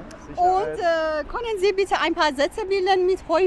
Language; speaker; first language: German; non-native, fluent; Persian